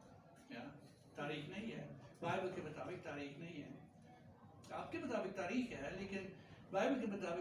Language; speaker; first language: Hindi; non-native, fluent; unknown